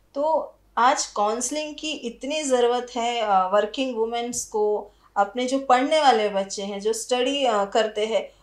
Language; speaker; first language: Hindi; native; Hindi